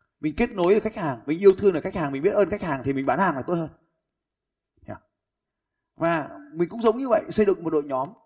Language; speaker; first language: Vietnamese; native; Vietnamese